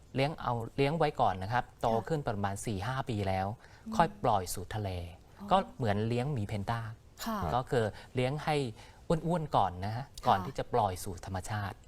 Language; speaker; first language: Thai; non-native, fluent; Chinese